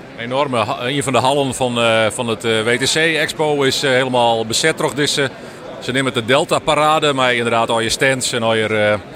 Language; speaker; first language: Dutch; non-native, local second language; Western Frisian